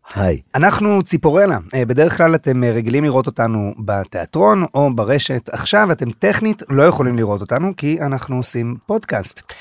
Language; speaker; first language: Hebrew; early bilingual, heritage; Hebrew